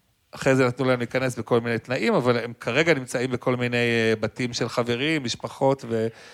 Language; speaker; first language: Hebrew; native; Hebrew